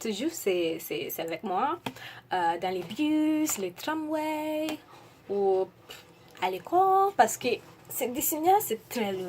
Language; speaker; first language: French; non-native, learner; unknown